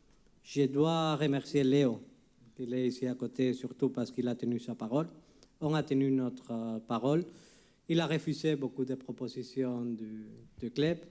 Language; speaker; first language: French; non-native, fluent; Spanish